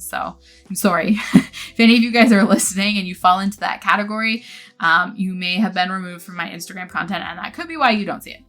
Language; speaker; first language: English; native; English